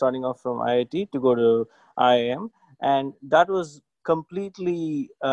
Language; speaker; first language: English; non-native, local second language; Tamil